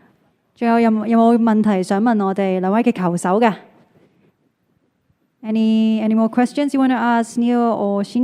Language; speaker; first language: Cantonese; native; Cantonese